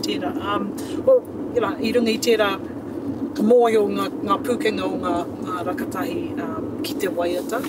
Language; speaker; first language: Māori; non-native, local second language; English